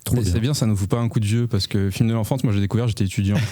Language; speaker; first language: French; native; French